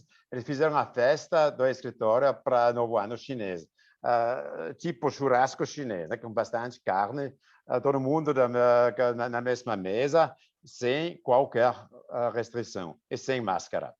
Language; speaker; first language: Portuguese; non-native, fluent; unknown